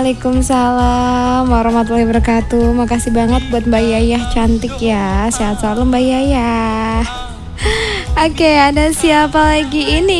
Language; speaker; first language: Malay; non-native, local second language; Javanese